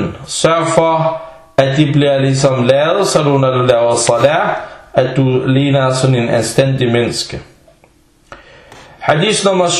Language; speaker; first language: Danish; non-native, fluent; Arabic